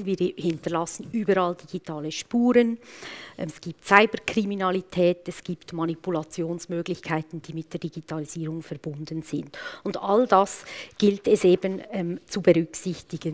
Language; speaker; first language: German; native; German